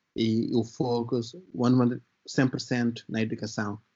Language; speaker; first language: Portuguese; non-native, fluent; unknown